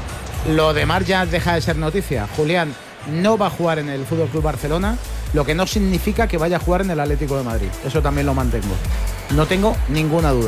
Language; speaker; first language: Spanish; native; Spanish